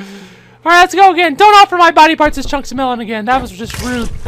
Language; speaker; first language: English; native; English